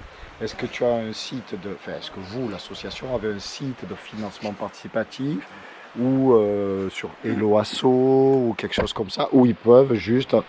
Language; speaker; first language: French; native; French